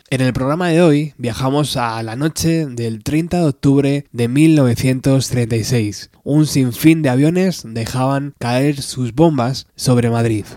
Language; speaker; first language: Spanish; native; Spanish